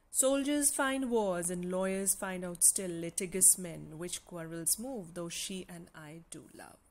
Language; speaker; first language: English; non-native, local second language; Punjabi